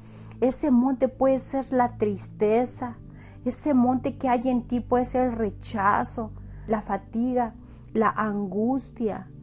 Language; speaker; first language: Spanish; native; Spanish